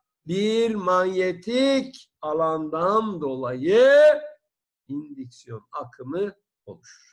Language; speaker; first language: Turkish; native; Turkish